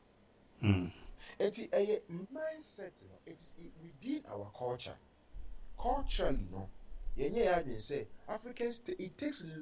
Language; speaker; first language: English; non-native, local second language; Akan